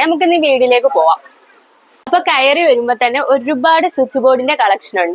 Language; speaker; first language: Malayalam; native; Malayalam